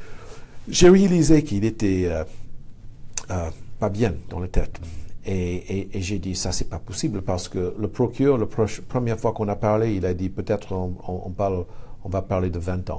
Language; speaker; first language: French; non-native, fluent; English